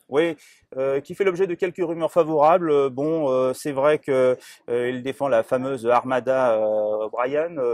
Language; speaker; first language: French; native; French